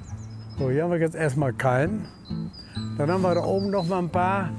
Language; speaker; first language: German; native; German